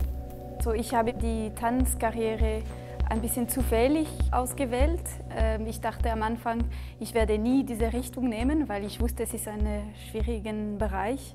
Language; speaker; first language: German; non-native, local second language; French